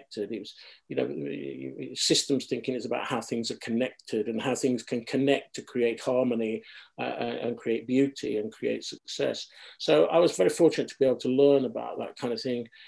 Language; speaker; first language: English; native; English